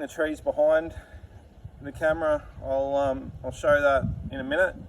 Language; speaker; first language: English; native; English